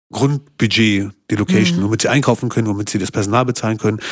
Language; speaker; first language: German; early bilingual, other home language; Albanian